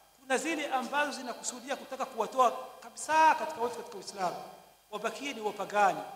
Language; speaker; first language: Swahili; native; Swahili